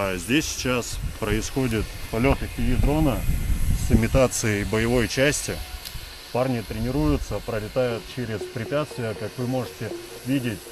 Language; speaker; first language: Russian; non-native, local second language; Ukrainian